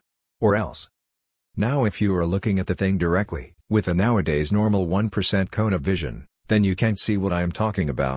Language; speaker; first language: English; non-native, fluent; Hungarian